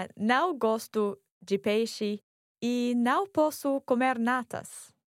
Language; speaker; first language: Portuguese; non-native, learner; English